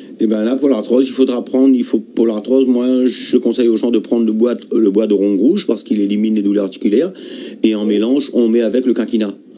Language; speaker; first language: French; native; French